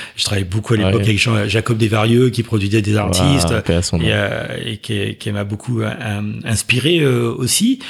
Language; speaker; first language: French; native; French